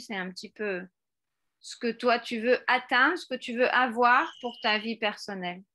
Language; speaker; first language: French; non-native, fluent; Spanish